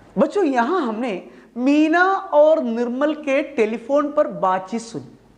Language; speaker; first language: Hindi; non-native, local second language; Malayalam